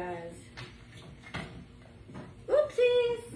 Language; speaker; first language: English; native; English